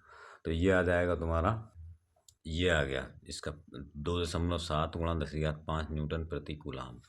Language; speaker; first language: Hindi; native; Hindi